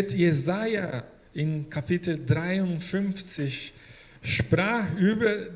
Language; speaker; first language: German; non-native, fluent; Portuguese